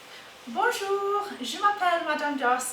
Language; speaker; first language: French; non-native, fluent; English